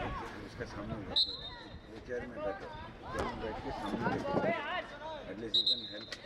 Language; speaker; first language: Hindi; non-native, local second language; Bangla